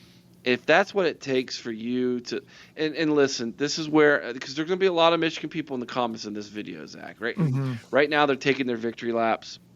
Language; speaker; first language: English; native; English